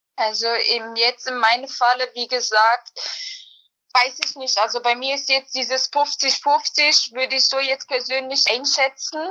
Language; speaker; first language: German; early bilingual, other home language; Bosnian